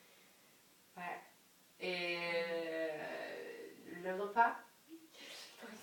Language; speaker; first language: French; non-native, learner; German